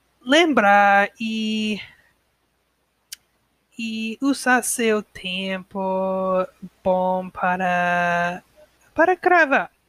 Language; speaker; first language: Portuguese; non-native, learner; English